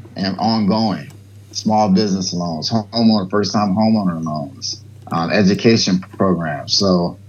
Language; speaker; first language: English; native; English